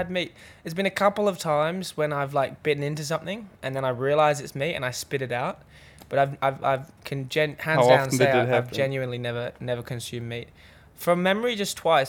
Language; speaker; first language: English; native; English